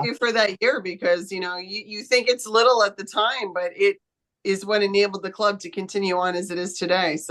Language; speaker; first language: English; native; English